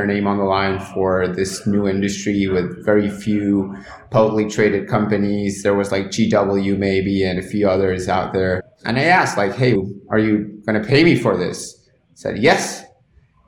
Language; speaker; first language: English; non-native, fluent; Spanish